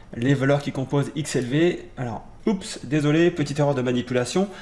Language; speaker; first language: French; native; French